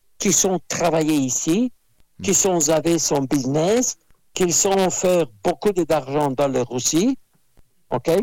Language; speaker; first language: French; non-native, fluent; Russian